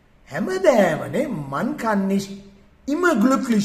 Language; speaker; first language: German; non-native, fluent; Sinhala